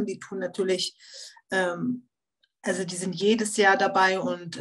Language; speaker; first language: German; early bilingual, other home language; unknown